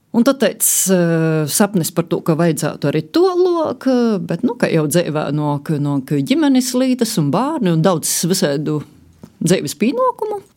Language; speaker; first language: Latvian; native; Latvian